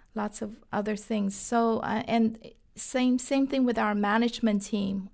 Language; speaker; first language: English; non-native, fluent; Chinese